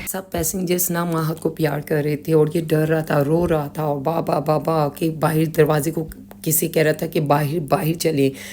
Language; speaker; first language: Urdu; native; Urdu